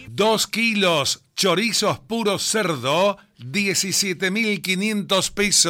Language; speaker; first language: Spanish; native; Spanish